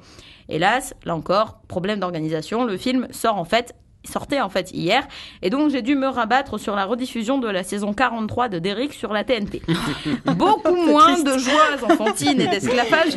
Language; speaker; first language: French; native; French